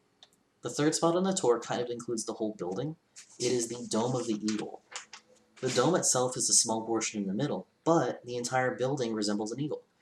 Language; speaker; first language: English; native; English